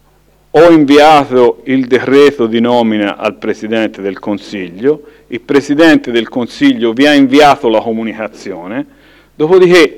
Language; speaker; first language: Italian; native; Italian